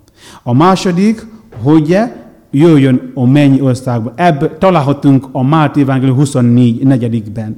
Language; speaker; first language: Hungarian; non-native, learner; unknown